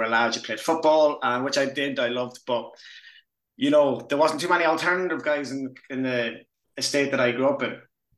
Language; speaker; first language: English; native; English